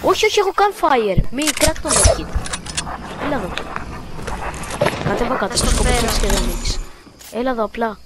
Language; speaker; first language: Greek; native; Greek